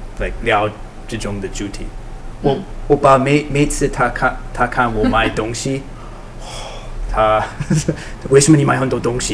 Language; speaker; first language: Chinese; non-native, learner; English